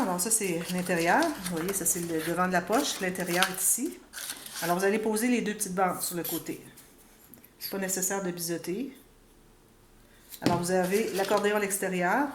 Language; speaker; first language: French; native; French